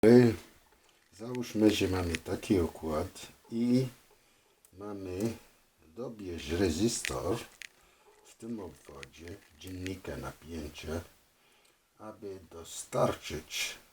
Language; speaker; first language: Polish; non-native, fluent; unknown